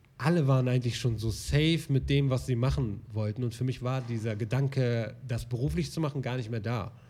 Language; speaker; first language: German; early bilingual, other home language; Arabic